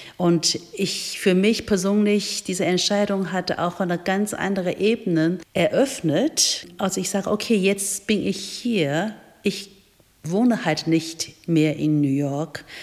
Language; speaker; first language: German; non-native, fluent; Chinese